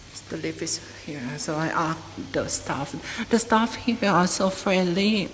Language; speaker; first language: English; non-native, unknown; Thai